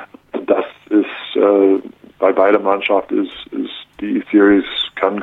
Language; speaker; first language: German; non-native, learner; English